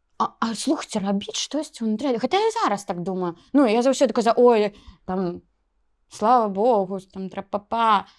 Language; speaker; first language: Belarusian; early bilingual, other home language; Russian